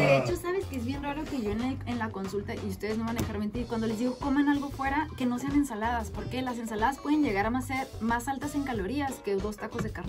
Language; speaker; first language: Spanish; native; Spanish